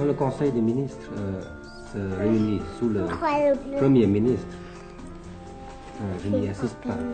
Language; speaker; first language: French; early bilingual, other home language; Thai